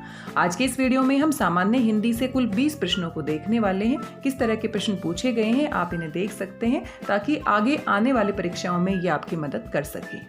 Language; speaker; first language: Hindi; native; Hindi